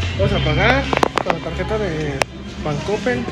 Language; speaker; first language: Spanish; native; Spanish